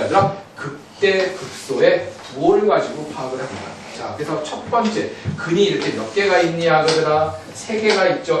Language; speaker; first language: Korean; native; Korean